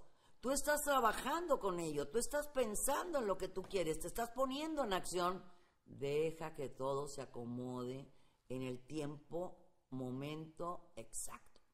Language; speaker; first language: Spanish; native; Spanish